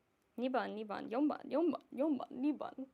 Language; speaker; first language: Japanese; non-native, fluent; English